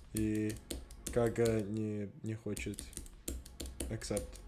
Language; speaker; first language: Russian; non-native, learner; English